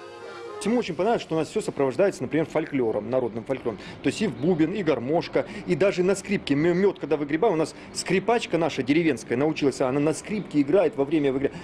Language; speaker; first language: Russian; native; Russian